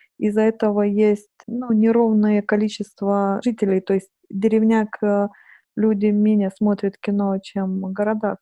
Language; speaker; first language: Russian; non-native, fluent; Lithuanian